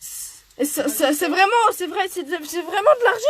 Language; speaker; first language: French; native; French